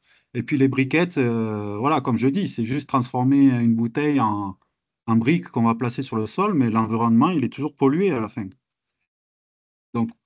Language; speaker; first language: French; native; French